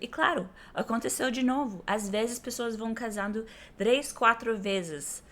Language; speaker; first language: Portuguese; non-native, fluent; English